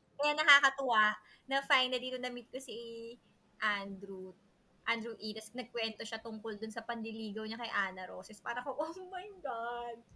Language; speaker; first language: Filipino; native; Filipino